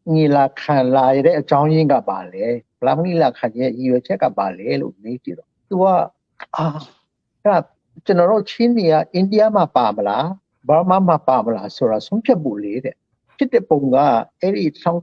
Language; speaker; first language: Burmese; non-native, local second language; Hakha Chin